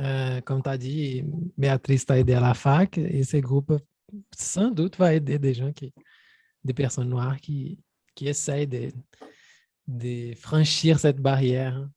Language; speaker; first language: French; non-native, fluent; Portuguese